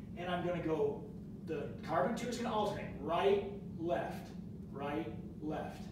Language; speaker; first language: English; native; English